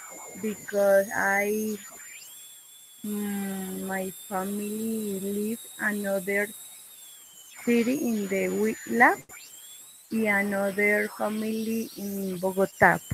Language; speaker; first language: English; non-native, learner; Spanish